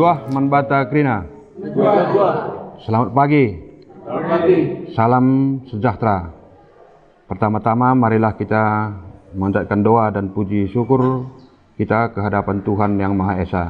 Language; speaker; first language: Indonesian; non-native, local second language; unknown